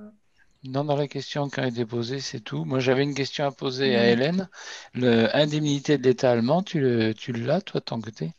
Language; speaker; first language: French; native; French